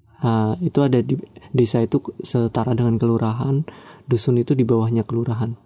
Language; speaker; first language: Indonesian; non-native, local second language; Javanese